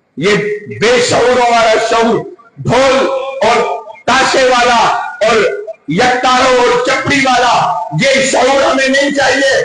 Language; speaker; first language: Urdu; non-native, local second language; Sindhi